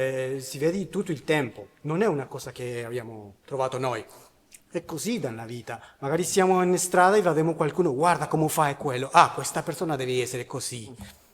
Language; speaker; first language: Italian; non-native, learner; Spanish